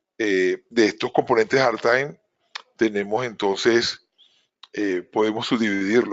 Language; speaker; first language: Spanish; native; Spanish